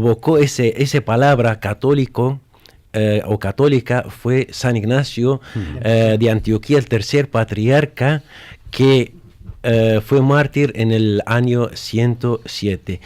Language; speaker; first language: Spanish; non-native, fluent; Arabic